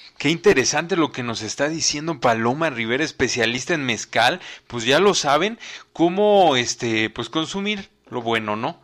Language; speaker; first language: Spanish; native; Spanish